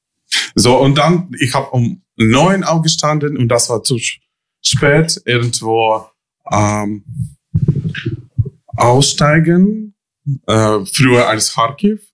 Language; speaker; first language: German; non-native, learner; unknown